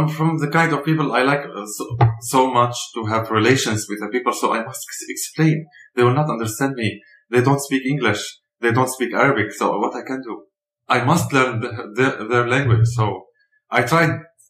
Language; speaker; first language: English; non-native, learner; Arabic